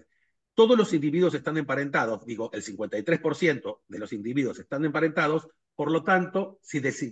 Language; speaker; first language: Spanish; native; Spanish